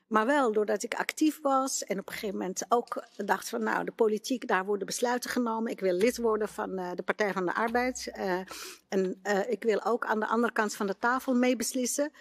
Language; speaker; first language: Dutch; non-native, fluent; Arabic